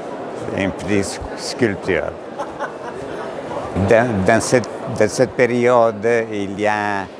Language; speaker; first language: French; non-native, learner; Italian